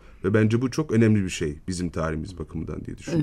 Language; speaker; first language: Turkish; native; Turkish